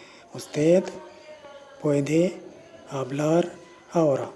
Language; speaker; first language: Spanish; non-native, learner; Urdu